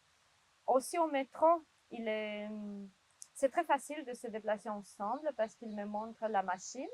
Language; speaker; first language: French; non-native, fluent; Romanian